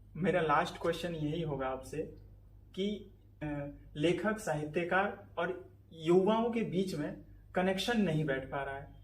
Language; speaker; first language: Hindi; native; Hindi